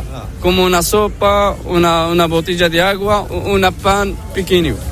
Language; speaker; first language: Spanish; non-native, learner; Arabic